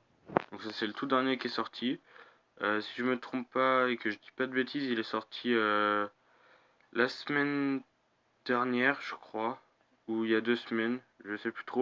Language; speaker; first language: French; native; French